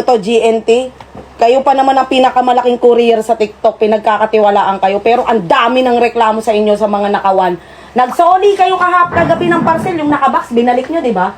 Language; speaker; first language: Filipino; native; Filipino